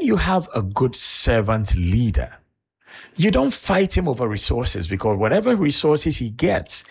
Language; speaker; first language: English; non-native, local second language; Akan